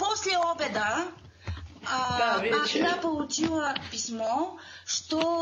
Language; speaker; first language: Russian; non-native, learner; Bulgarian